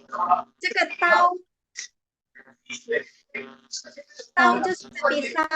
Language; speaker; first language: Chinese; non-native, fluent; Indonesian